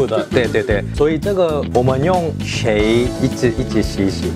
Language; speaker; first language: Chinese; non-native, learner; Korean